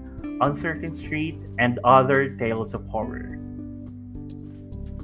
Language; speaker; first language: English; non-native, local second language; Cebuano